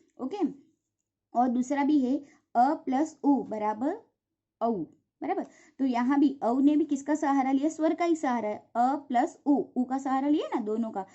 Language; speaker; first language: Hindi; non-native, local second language; Gujarati